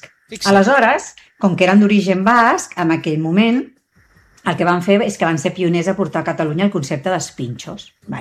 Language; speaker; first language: Catalan; native; Catalan